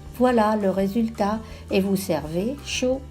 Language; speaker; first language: French; native; French